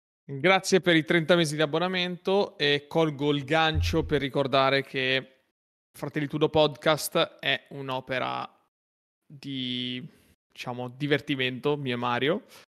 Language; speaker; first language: Italian; native; Italian